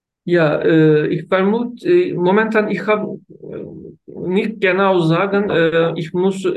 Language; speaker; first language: German; non-native, learner; Turkish